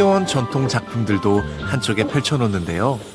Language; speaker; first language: Korean; native; Korean